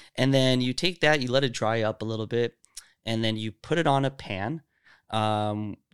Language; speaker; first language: English; native; English